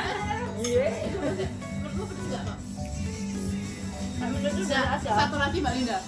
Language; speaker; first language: Japanese; non-native, learner; Indonesian